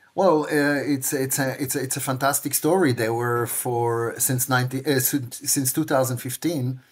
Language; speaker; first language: English; non-native, fluent; Hebrew